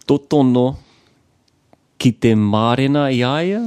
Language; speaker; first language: Māori; non-native, local second language; English